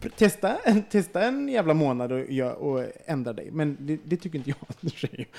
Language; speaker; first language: Swedish; native; Swedish